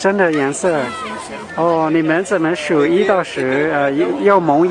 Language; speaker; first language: Chinese; non-native, learner; Hmong